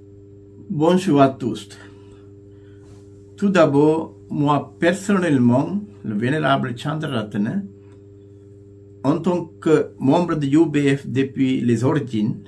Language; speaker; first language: French; non-native, fluent; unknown